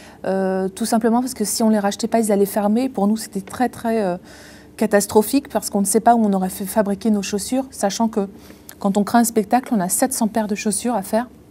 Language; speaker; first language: French; native; French